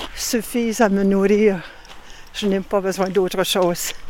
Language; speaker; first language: French; native; French